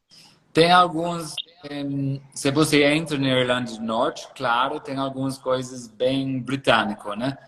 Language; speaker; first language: Portuguese; non-native, fluent; English